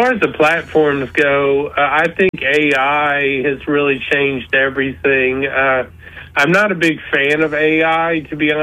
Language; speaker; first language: English; native; English